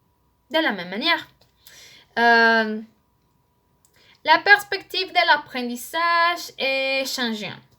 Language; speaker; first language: French; non-native, learner; Spanish